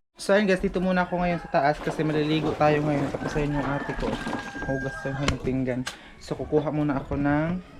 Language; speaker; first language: Filipino; non-native, local second language; Cebuano